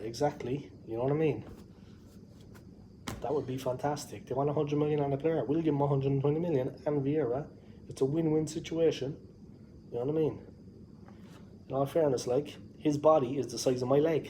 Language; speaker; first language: English; native; English